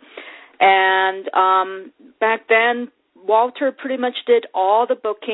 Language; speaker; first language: English; non-native, local second language; Cantonese